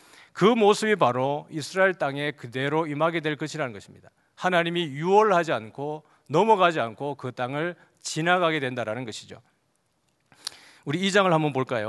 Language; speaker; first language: Korean; native; Korean